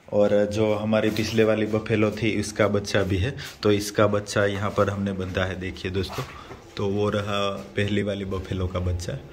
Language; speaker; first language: Hindi; non-native, local second language; Gujarati